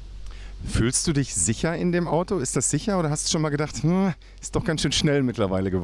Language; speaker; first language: German; native; German